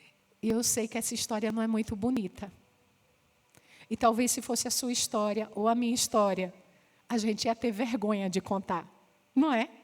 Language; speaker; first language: Portuguese; native; Portuguese